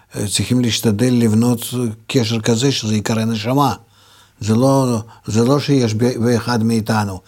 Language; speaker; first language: Hebrew; non-native, fluent; Russian